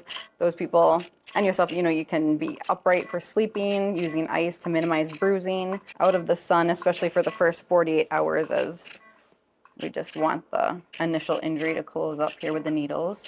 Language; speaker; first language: English; native; English